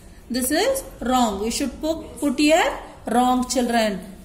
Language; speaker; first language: English; non-native, local second language; Kannada